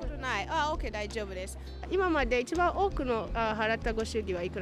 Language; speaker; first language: Japanese; non-native, learner; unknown